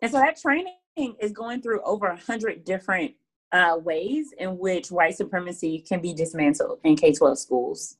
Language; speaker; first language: English; native; English